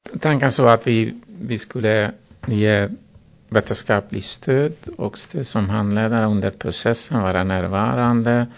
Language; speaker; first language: Swedish; non-native, fluent; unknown